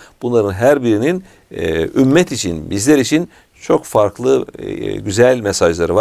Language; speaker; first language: Turkish; native; Turkish